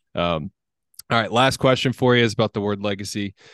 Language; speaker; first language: English; native; English